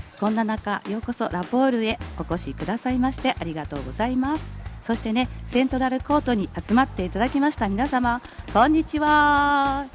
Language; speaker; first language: Japanese; native; Japanese